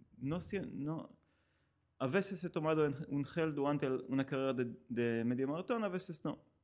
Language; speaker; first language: Spanish; non-native, learner; Hebrew